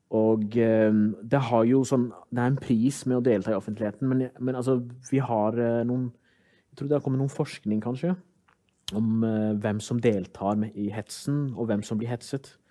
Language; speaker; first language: Norwegian; early bilingual, other home language; Somali